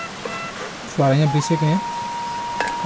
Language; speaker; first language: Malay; non-native, local second language; Javanese